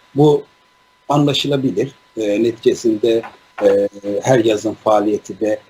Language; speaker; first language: Turkish; native; Turkish